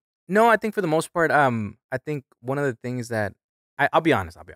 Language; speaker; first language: English; early bilingual, other home language; Spanish